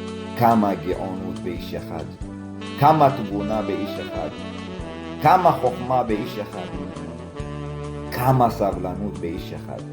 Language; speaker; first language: Hebrew; early bilingual, other home language; Amharic